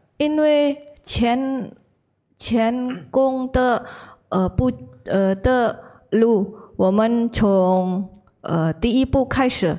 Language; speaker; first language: Chinese; non-native, learner; Indonesian